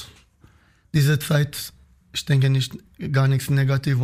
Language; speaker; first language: German; non-native, learner; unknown